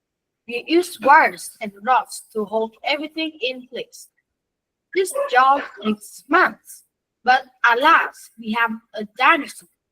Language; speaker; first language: English; non-native, learner; Vietnamese